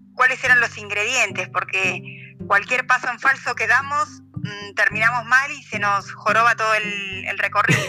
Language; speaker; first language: Spanish; native; Spanish